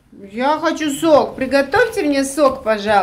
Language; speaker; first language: Russian; native; Russian